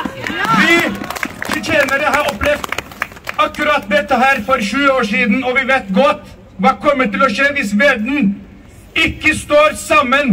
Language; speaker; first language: Norwegian; non-native, fluent; Chechen